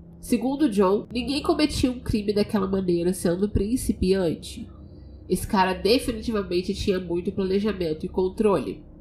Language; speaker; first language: Portuguese; native; Portuguese